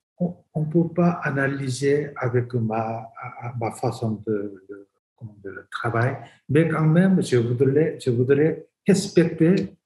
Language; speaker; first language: French; non-native, fluent; Korean